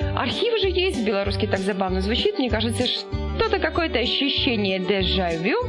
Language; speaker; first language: Russian; non-native, local second language; Belarusian